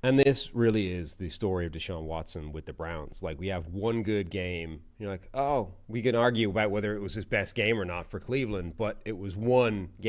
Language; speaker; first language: English; native; English